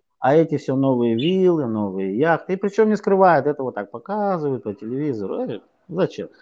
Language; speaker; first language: Russian; native; Russian